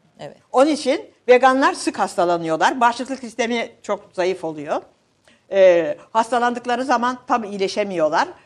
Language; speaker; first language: Turkish; native; Turkish